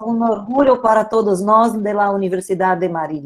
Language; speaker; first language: Spanish; non-native, learner; Portuguese